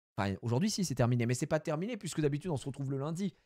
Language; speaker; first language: French; native; French